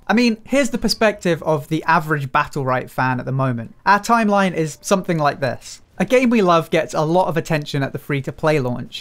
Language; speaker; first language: English; native; English